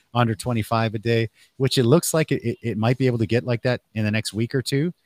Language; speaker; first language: English; native; English